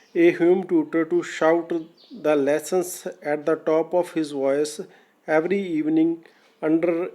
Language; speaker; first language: English; non-native, local second language; Punjabi